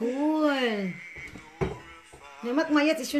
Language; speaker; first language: German; non-native, learner; Cebuano